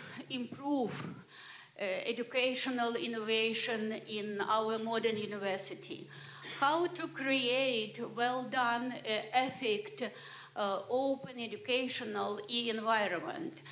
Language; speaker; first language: English; non-native, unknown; Ukrainian